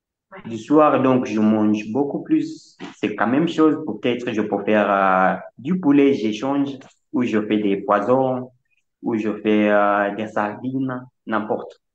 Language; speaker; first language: French; non-native, fluent; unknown